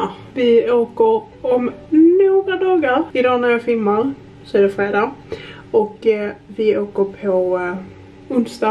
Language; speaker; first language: Swedish; native; Swedish